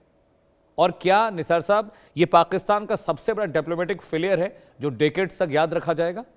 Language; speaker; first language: Hindi; native; Hindi